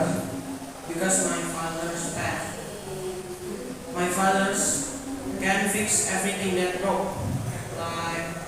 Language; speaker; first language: English; non-native, learner; Indonesian